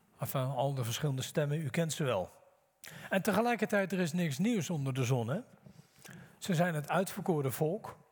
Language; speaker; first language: Dutch; native; Dutch